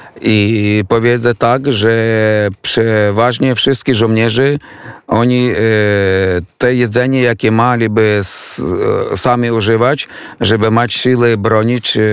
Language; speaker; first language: Polish; non-native, fluent; Ukrainian